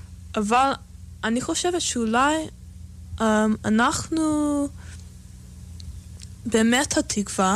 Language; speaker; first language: Hebrew; non-native, fluent; English